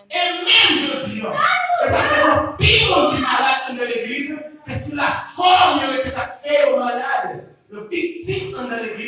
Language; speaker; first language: French; non-native, local second language; Haitian Creole